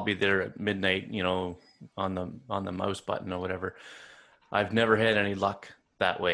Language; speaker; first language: English; native; English